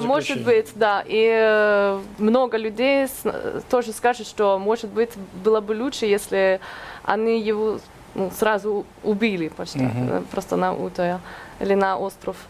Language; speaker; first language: Russian; non-native, fluent; Norwegian